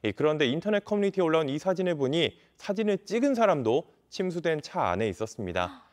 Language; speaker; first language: Korean; native; Korean